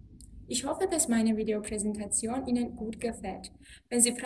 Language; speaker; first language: German; non-native, learner; Georgian